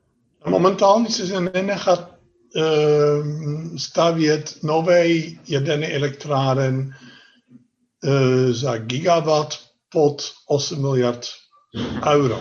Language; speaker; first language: Czech; non-native, fluent; Dutch